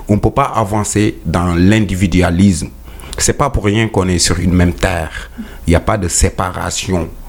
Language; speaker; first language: French; non-native, local second language; Wolof